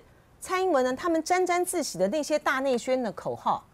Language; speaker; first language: Chinese; native; Chinese